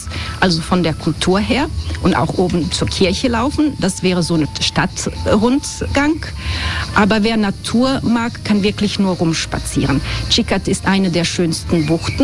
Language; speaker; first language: German; non-native, fluent; Croatian